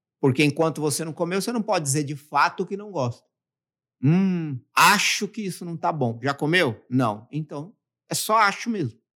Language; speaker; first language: Portuguese; native; Portuguese